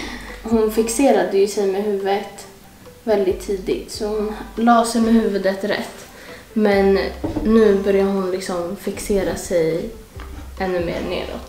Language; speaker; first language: Swedish; native; Swedish